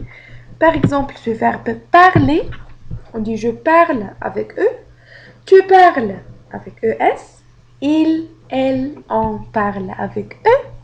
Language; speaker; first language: French; non-native, fluent; Arabic